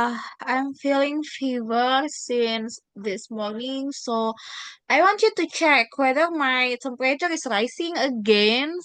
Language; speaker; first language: English; non-native, fluent; Indonesian